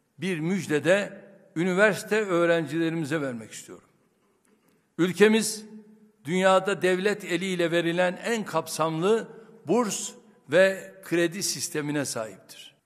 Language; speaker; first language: Turkish; native; Turkish